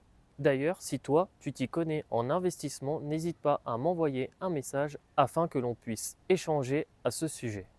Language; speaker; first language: French; native; French